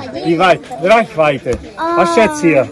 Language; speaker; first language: German; non-native, fluent; Italian